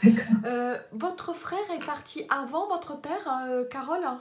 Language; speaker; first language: French; native; French